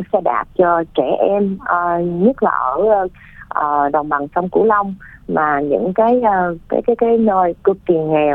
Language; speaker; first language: Vietnamese; early bilingual, heritage; Vietnamese